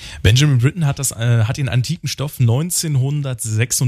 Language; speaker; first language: German; native; German